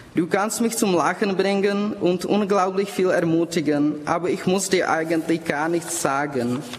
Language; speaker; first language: German; non-native, fluent; Czech